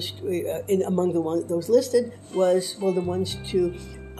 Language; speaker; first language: English; native; English